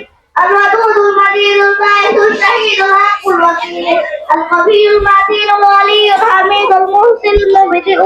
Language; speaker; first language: Arabic; non-native, learner; Bangla